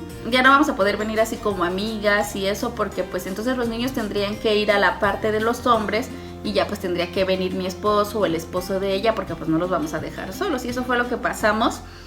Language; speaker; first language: Spanish; native; Spanish